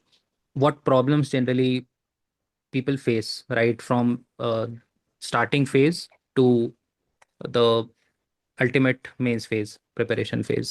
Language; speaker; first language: English; non-native, local second language; Hindi